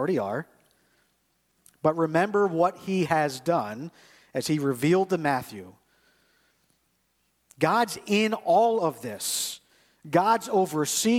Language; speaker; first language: English; native; English